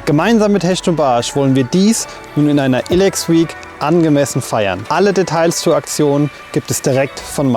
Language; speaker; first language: German; native; German